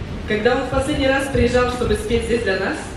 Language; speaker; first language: Russian; native; Russian